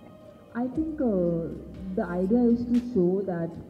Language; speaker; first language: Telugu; non-native, fluent; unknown